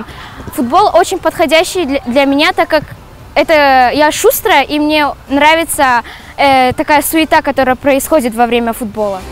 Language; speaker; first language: Russian; non-native, local second language; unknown